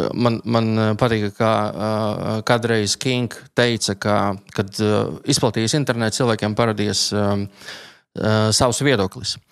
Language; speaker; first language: Latvian; non-native, local second language; Russian